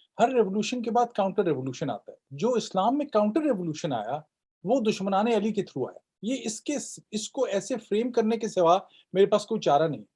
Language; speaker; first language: Urdu; native; Urdu